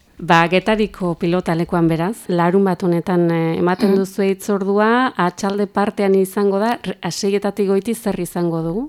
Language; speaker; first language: Basque; native; Basque